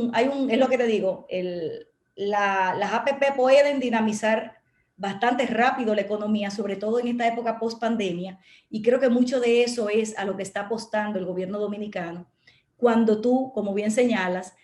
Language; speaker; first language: Spanish; native; Spanish